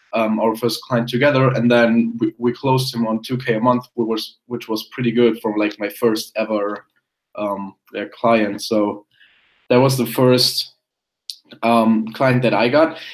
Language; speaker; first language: English; non-native, fluent; German